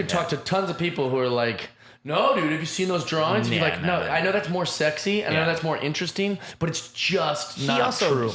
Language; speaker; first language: English; native; English